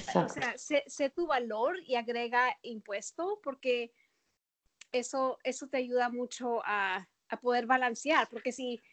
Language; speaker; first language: Spanish; early bilingual, heritage; Spanish